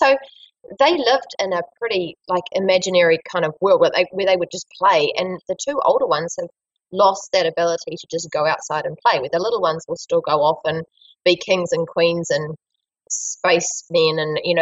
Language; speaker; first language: English; native; English